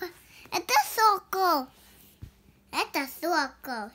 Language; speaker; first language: Russian; early bilingual, heritage; Russian